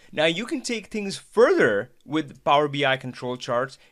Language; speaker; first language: English; non-native, local second language; Hindi